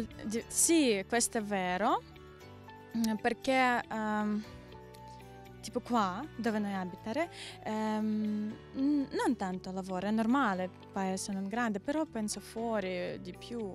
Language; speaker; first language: Italian; non-native, learner; Ukrainian